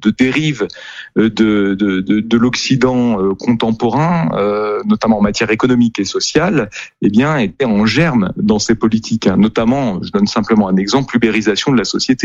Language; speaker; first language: French; native; French